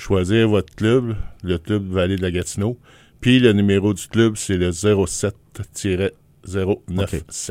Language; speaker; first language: French; native; French